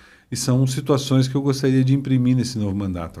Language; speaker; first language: Portuguese; native; Portuguese